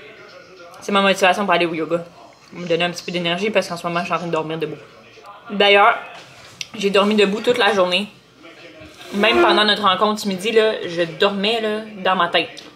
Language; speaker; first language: French; native; French